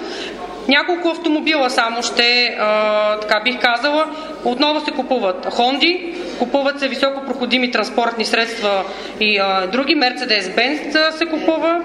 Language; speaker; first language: Bulgarian; native; Bulgarian